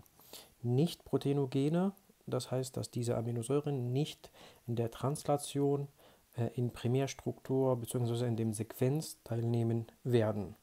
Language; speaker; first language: German; non-native, fluent; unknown